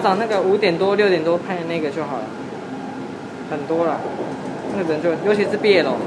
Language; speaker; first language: Chinese; native; Chinese